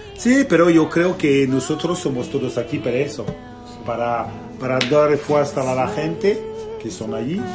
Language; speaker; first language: Spanish; non-native, learner; Italian